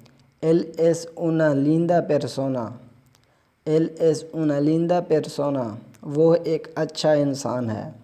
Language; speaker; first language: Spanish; non-native, fluent; Urdu